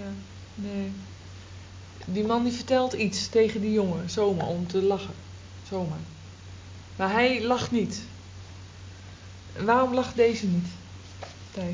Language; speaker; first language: Dutch; native; Dutch